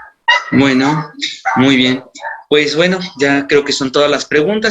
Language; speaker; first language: Spanish; native; Spanish